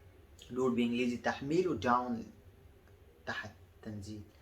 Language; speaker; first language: Arabic; non-native, fluent; Pashto